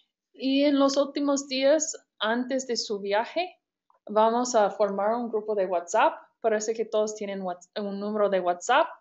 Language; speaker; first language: Spanish; non-native, fluent; English